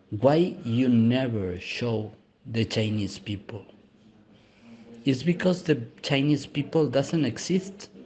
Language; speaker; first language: English; non-native, learner; Spanish